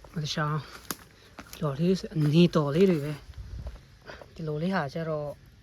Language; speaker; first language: Burmese; non-native, local second language; Pa'o Karen